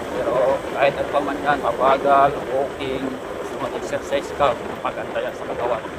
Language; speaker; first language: Filipino; non-native, local second language; Waray